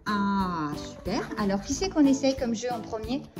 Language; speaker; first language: French; native; French